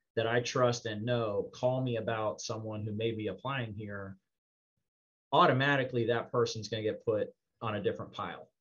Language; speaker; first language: English; native; English